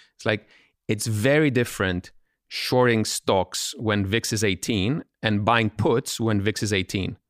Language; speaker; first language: English; non-native, fluent; Greek